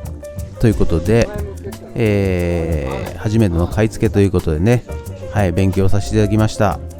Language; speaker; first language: Japanese; native; Japanese